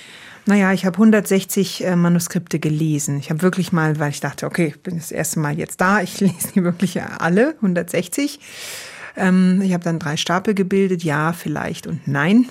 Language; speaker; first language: German; native; German